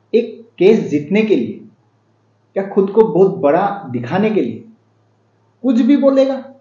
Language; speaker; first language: Hindi; non-native, local second language; Assamese